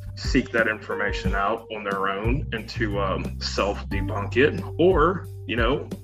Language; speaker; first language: English; native; English